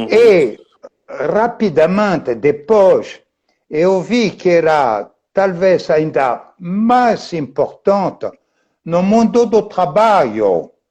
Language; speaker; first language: Portuguese; non-native, fluent; French